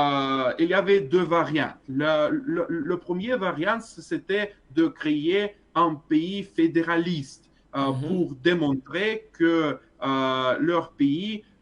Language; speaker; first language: French; non-native, fluent; Russian